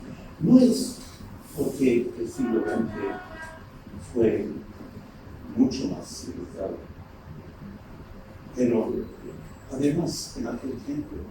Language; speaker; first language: Spanish; non-native, fluent; Turkish